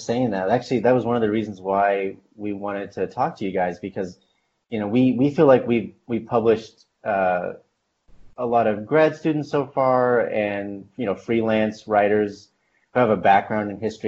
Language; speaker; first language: English; native; English